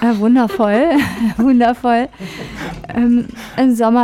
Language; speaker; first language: German; native; German